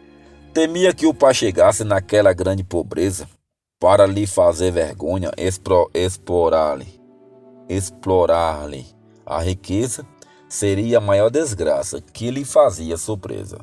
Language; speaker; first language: Portuguese; native; Portuguese